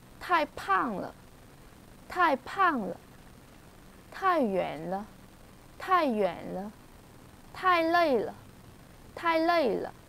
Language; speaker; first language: Chinese; non-native, fluent; Vietnamese